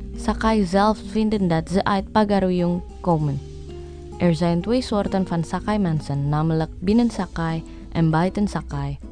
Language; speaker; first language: Dutch; non-native, learner; Indonesian